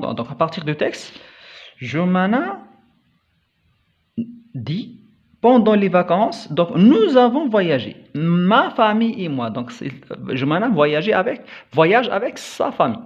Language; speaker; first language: French; non-native, local second language; Arabic